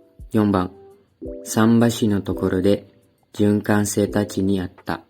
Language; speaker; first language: Japanese; non-native, learner; Indonesian